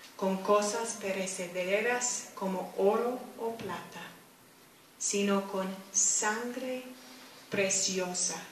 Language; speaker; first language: Spanish; non-native, fluent; English